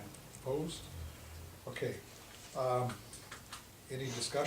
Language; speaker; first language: English; native; English